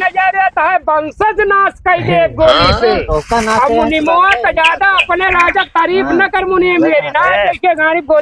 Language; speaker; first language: Hindi; non-native, local second language; Awadhi